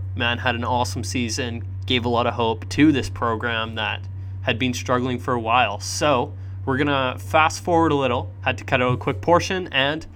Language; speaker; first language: English; native; English